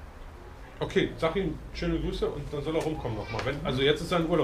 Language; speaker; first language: German; native; German